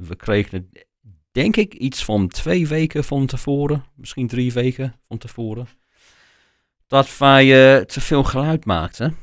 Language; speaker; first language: Dutch; non-native, fluent; English